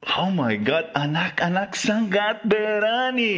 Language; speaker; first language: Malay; non-native, learner; Portuguese